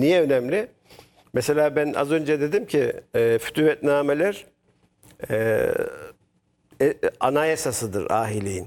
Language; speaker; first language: Turkish; native; Turkish